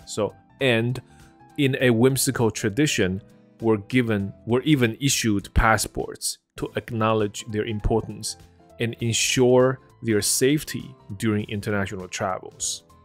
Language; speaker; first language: English; non-native, fluent; Chinese